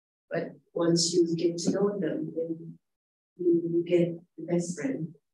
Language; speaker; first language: English; non-native, fluent; Indonesian